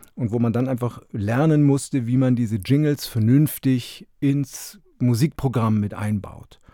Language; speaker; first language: German; native; German